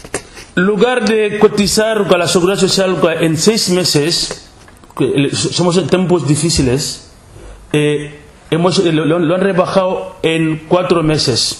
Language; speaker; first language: Spanish; non-native, local second language; Wolof